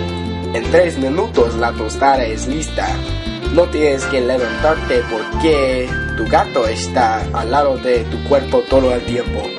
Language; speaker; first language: Spanish; non-native, learner; English